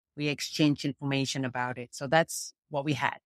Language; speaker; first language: English; non-native, fluent; Indonesian